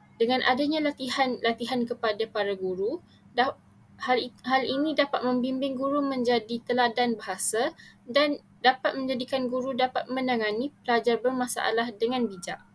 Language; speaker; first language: Malay; native; Malay